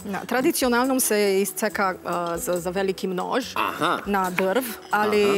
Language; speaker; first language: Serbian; non-native, learner; Romanian